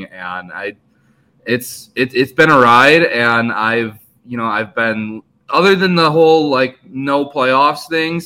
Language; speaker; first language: English; native; English